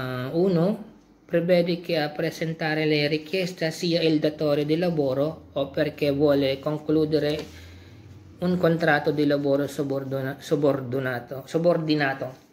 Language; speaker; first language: Italian; non-native, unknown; Filipino